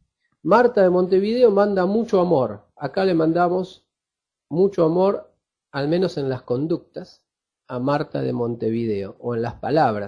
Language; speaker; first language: Spanish; native; Spanish